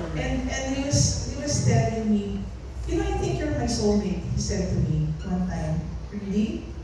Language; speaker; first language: English; non-native, local second language; Filipino